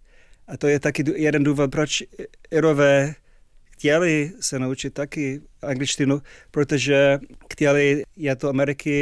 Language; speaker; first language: Czech; non-native, fluent; English